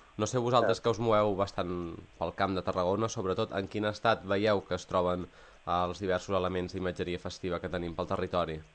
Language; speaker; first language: Catalan; native; Catalan